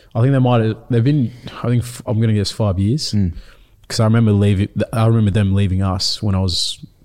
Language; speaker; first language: English; early bilingual, other home language; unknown